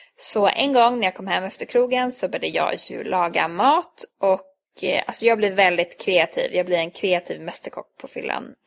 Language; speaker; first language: Swedish; early bilingual, other home language; Hungarian